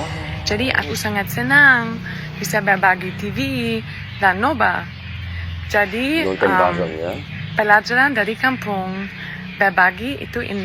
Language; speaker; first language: Indonesian; non-native, fluent; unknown